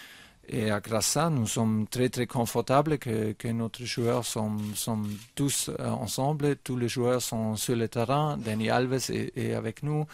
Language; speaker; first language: French; non-native, fluent; German